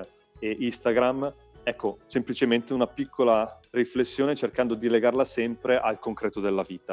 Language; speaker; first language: Italian; native; Italian